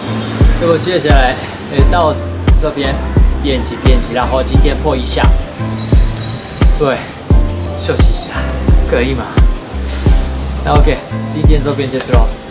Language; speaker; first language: Chinese; non-native, learner; Japanese